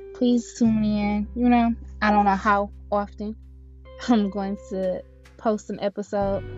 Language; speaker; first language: English; native; English